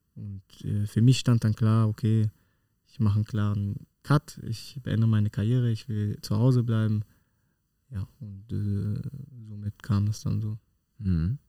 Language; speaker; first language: German; native; German